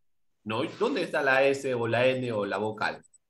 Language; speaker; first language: Spanish; native; Spanish